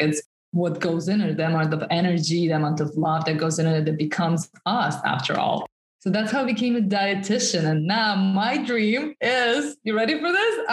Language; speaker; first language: English; non-native, fluent; Russian